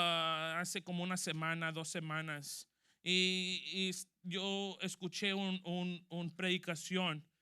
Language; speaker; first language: Spanish; early bilingual, heritage; Spanish